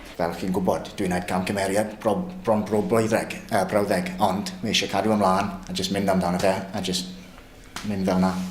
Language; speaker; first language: Welsh; non-native, local second language; English